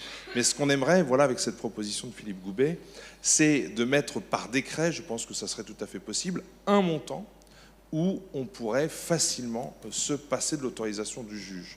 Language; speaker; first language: French; native; French